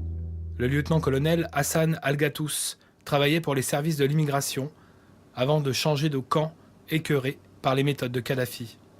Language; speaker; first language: French; native; French